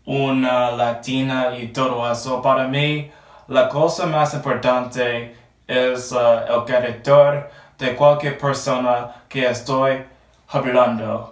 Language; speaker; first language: Spanish; non-native, learner; English